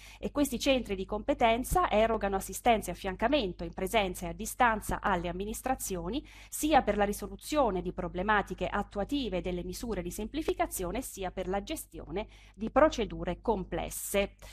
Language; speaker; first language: Italian; native; Italian